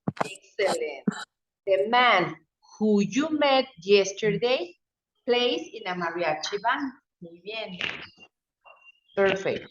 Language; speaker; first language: English; non-native, fluent; Spanish